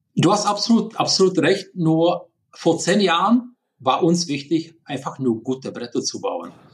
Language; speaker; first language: German; non-native, fluent; Czech